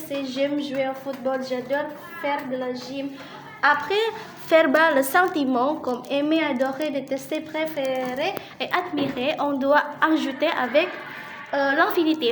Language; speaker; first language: French; non-native, learner; Indonesian